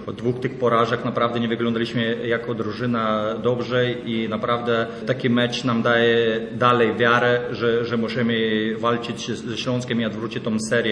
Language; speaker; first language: Polish; non-native, fluent; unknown